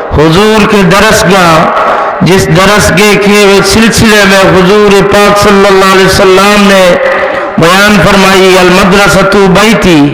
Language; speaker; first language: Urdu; non-native, local second language; Sylheti